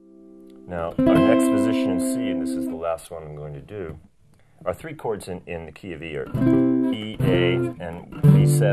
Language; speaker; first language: English; native; English